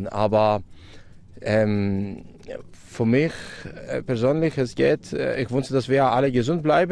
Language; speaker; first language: German; non-native, fluent; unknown